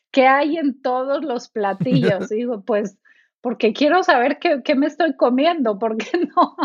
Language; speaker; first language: Spanish; native; Spanish